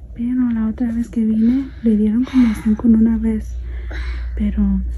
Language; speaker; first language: Spanish; early bilingual, other home language; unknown